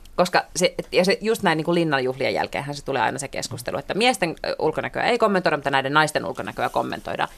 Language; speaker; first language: Finnish; non-native, local second language; Swedish